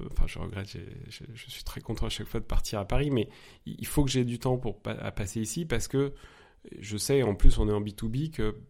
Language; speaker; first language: French; native; French